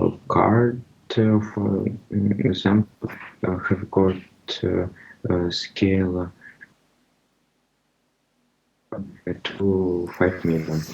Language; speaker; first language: English; non-native, learner; Russian